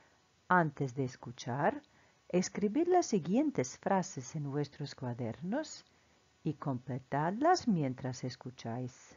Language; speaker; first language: Spanish; non-native, fluent; Croatian